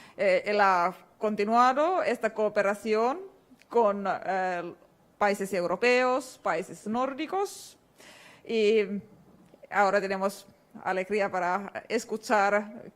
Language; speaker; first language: Spanish; non-native, fluent; Finnish